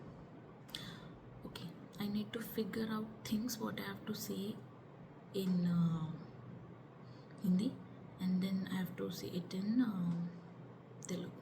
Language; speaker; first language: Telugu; non-native, learner; Marathi